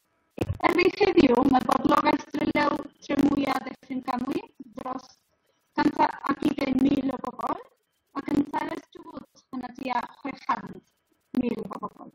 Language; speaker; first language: Welsh; non-native, learner; Spanish